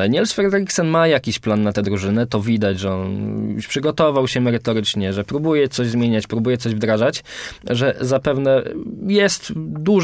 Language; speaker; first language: Polish; native; Polish